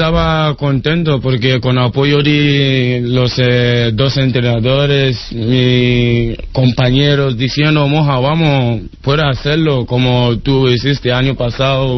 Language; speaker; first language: Spanish; non-native, learner; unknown